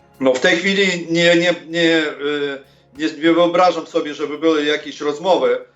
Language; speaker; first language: Polish; non-native, fluent; Ukrainian